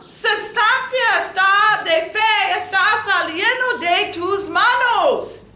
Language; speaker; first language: Spanish; non-native, learner; English